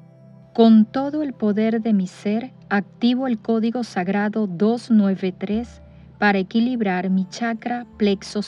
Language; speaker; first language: Spanish; native; Spanish